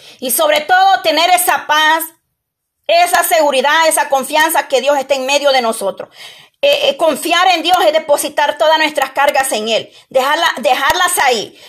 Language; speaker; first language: Spanish; native; Spanish